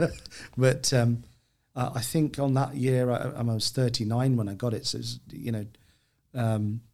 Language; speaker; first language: English; native; English